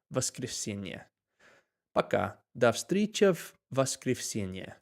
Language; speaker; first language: Russian; non-native, learner; English